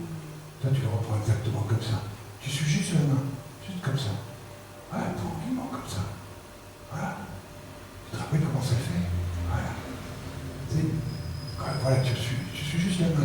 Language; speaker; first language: French; native; French